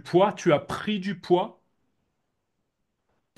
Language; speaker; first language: French; native; French